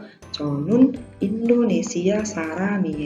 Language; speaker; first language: Korean; non-native, fluent; Indonesian